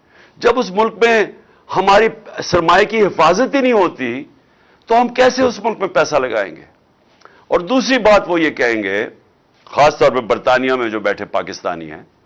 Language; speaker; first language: Urdu; native; Urdu